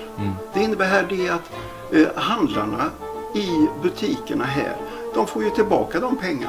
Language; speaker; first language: Swedish; native; Swedish